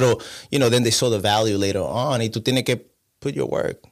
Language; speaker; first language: English; non-native, fluent; Spanish